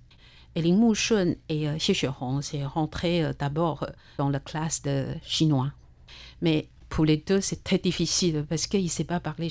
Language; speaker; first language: French; non-native, learner; Chinese